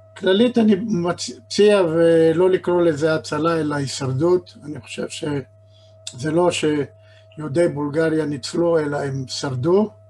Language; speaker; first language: Hebrew; native; Hebrew